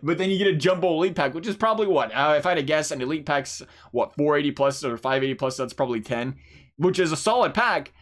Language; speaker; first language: English; native; English